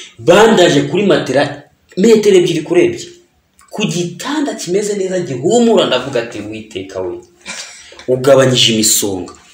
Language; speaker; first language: Kinyarwanda; early bilingual, heritage; Kinyarwanda